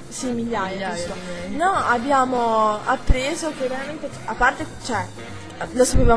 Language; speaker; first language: Italian; native; Italian